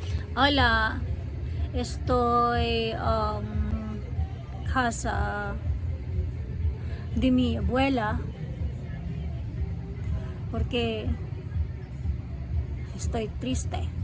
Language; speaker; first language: Spanish; non-native, learner; Filipino